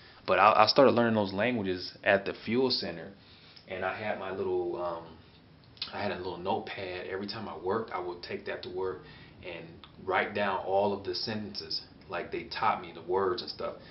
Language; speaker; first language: English; native; English